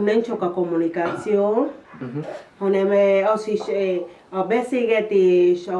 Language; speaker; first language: Hungarian; non-native, learner; Spanish